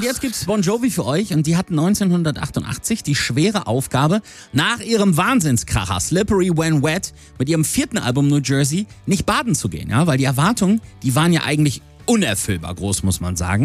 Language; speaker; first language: German; native; German